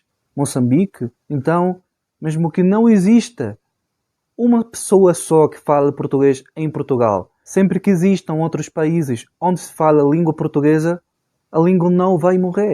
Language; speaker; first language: Portuguese; non-native, fluent; Spanish